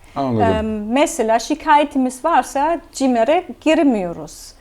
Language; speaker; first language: Turkish; non-native, fluent; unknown